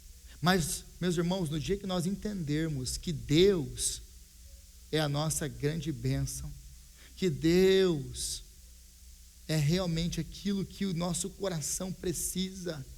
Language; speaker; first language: Portuguese; native; Portuguese